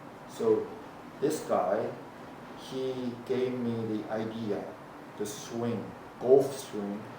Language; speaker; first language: English; non-native, fluent; Korean